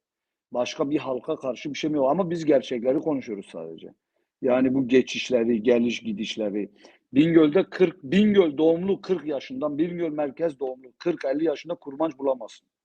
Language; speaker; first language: Turkish; non-native, local second language; Zaza